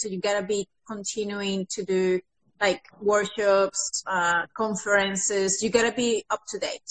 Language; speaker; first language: English; non-native, fluent; Spanish